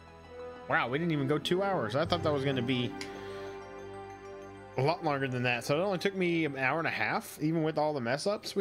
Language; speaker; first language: English; native; English